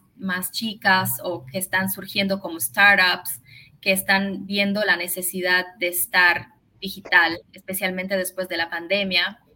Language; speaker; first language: Spanish; early bilingual, heritage; Spanish